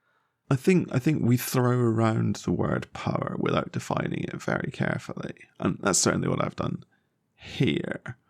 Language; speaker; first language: English; native; English